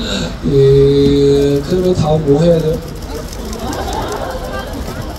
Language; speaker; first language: Korean; non-native, learner; Chinese